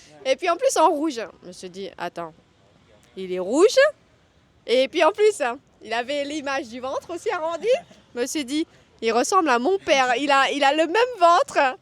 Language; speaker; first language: French; early bilingual, other home language; Vietnamese